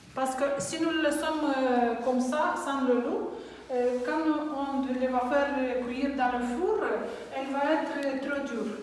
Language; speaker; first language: French; non-native, learner; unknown